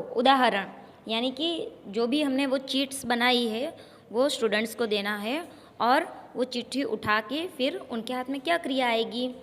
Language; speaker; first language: Hindi; non-native, local second language; Gujarati